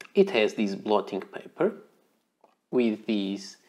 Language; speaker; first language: English; non-native, fluent; Portuguese